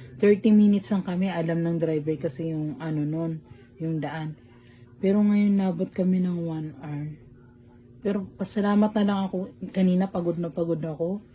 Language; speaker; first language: Filipino; native; Filipino